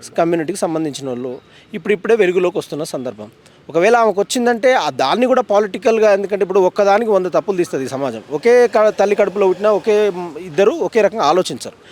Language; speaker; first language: Telugu; native; Telugu